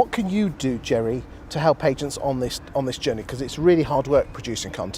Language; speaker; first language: English; native; English